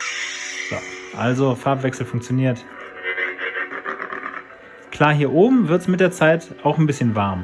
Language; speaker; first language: German; native; German